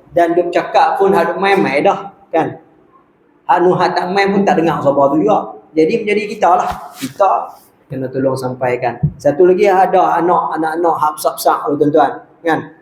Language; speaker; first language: Malay; native; Malay